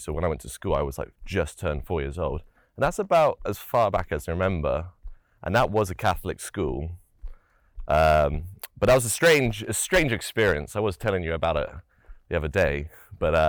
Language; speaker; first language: English; native; English